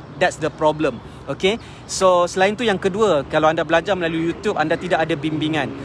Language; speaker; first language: Malay; native; Malay